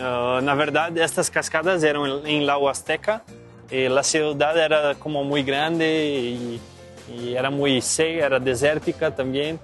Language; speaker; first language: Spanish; non-native, learner; Portuguese